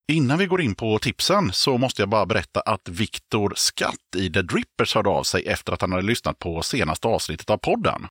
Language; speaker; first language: Swedish; native; Swedish